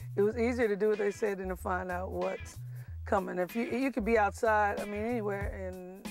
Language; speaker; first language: English; native; English